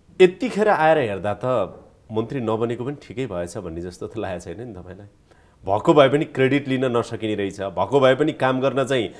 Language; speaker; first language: Nepali; native; Nepali